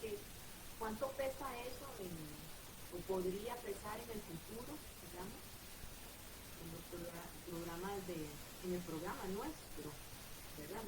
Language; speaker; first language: Spanish; native; Spanish